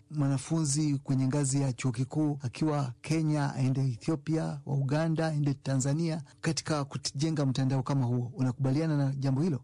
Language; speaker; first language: Swahili; non-native, local second language; Ganda